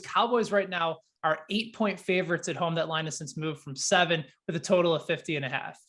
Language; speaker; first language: English; native; English